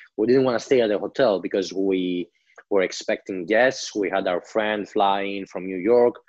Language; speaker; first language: English; non-native, fluent; Greek